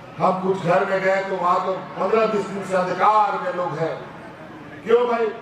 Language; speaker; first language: Hindi; non-native, local second language; Santali